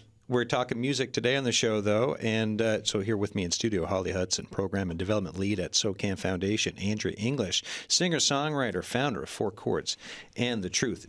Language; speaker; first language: English; native; English